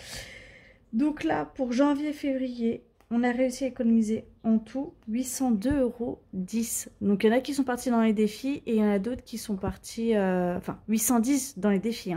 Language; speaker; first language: French; native; French